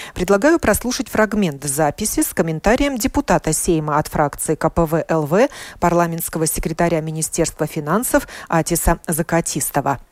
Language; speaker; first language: Russian; native; Russian